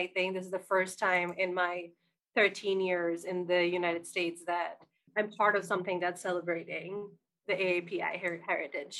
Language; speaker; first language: English; non-native, local second language; Bangla